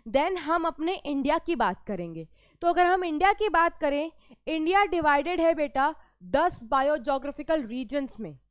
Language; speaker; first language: Hindi; native; Hindi